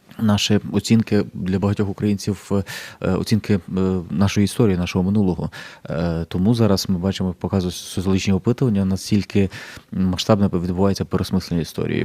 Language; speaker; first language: Ukrainian; native; Ukrainian